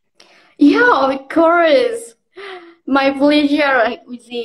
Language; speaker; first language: English; non-native, learner; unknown